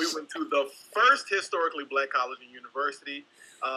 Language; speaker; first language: English; native; English